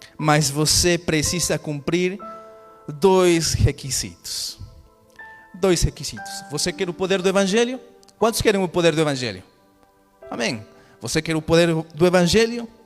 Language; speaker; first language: Portuguese; non-native, fluent; Spanish